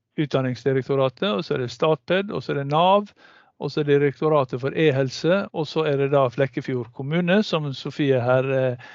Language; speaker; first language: Norwegian; native; Norwegian